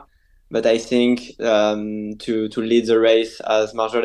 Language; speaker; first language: English; non-native, learner; French